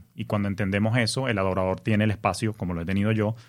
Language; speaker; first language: Spanish; native; Spanish